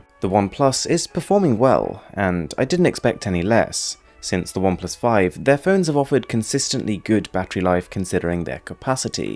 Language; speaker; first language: English; native; English